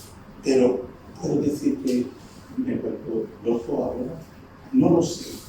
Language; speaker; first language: Spanish; non-native, fluent; Turkish